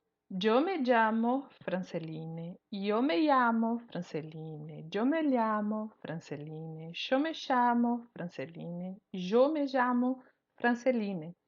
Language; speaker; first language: Spanish; non-native, fluent; Portuguese